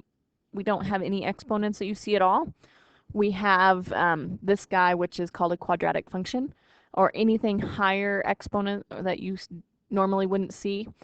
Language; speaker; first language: English; native; English